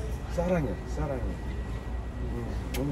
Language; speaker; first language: Korean; non-native, learner; Vietnamese